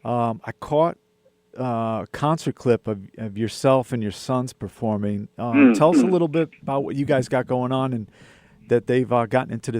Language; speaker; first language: English; native; English